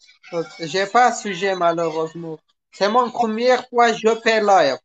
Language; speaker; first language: French; non-native, learner; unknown